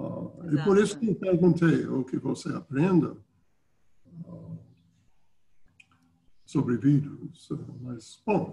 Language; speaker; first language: Portuguese; non-native, fluent; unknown